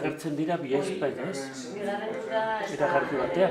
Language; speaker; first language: Basque; non-native, local second language; Spanish